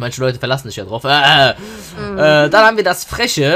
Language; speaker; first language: German; native; German